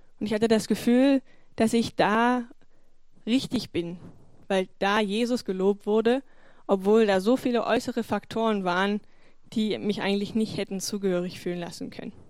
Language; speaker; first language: German; native; German